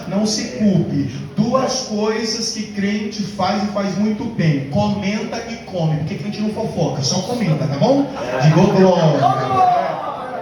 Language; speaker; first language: Portuguese; native; Portuguese